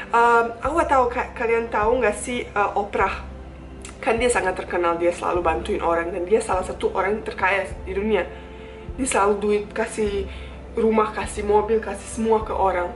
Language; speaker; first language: Indonesian; non-native, fluent; Bosnian